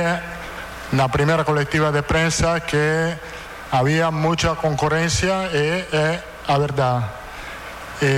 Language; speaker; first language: Portuguese; non-native, fluent; Italian